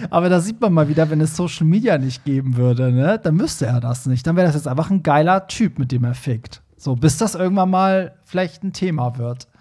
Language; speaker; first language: German; early bilingual, other home language; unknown